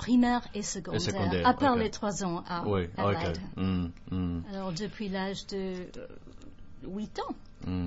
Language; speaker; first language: French; non-native, fluent; English